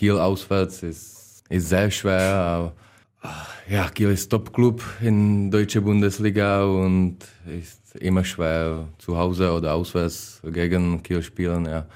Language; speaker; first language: German; non-native, learner; Czech